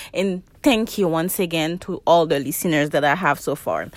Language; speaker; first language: English; non-native, fluent; Haitian Creole